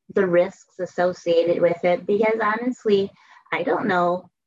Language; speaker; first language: English; native; English